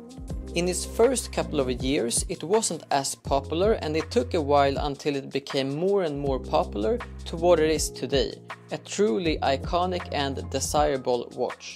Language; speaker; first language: English; non-native, fluent; Swedish